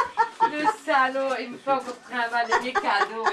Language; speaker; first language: French; native; French